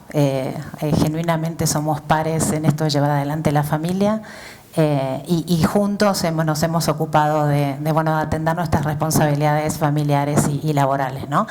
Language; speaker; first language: Spanish; native; Spanish